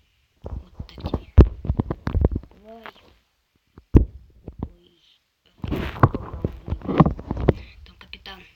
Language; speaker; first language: Russian; native; Russian